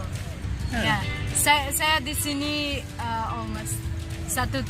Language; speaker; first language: Indonesian; non-native, learner; Tajik